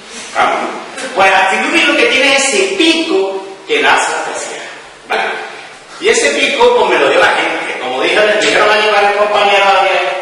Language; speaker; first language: Spanish; native; Spanish